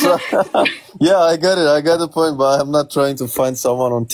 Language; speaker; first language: English; non-native, learner; Turkish